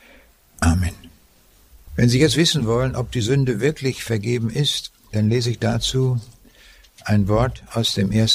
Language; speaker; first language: German; native; German